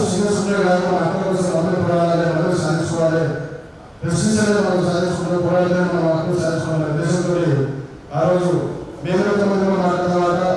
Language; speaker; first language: Telugu; non-native, local second language; Lambadi